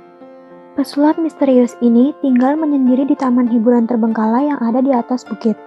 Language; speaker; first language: Indonesian; native; Indonesian